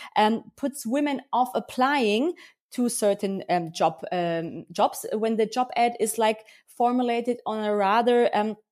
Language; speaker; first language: English; early bilingual, heritage; German